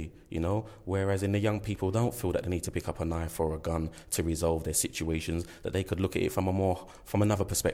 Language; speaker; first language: English; native; English